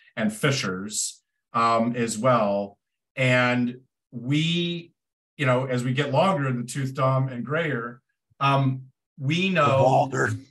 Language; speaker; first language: English; native; English